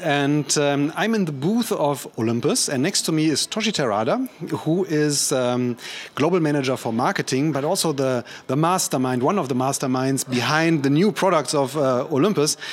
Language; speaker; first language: English; non-native, fluent; German